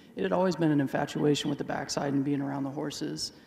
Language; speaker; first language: English; native; English